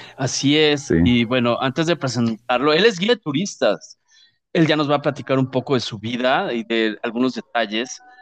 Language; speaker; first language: Spanish; native; Spanish